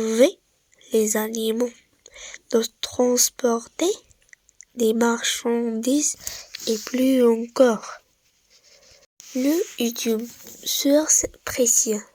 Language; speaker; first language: French; non-native, local second language; Arabic